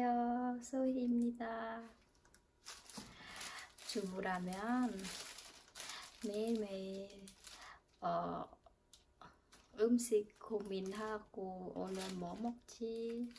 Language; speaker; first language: Korean; non-native, fluent; Khmer